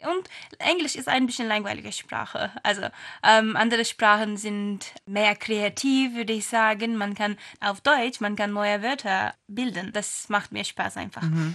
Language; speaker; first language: German; non-native, fluent; Turkish